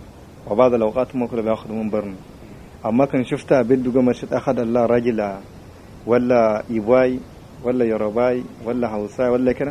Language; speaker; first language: Arabic; native; Arabic